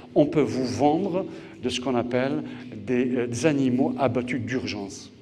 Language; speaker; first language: French; non-native, local second language; Arabic